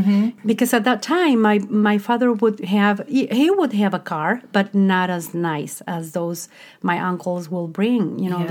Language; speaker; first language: English; non-native, fluent; Spanish